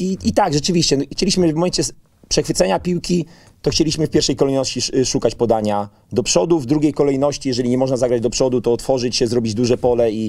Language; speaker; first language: Polish; native; Polish